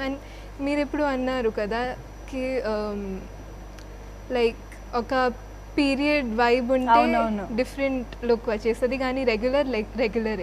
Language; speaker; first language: Telugu; non-native, fluent; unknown